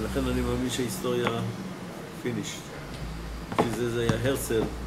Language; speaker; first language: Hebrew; non-native, learner; English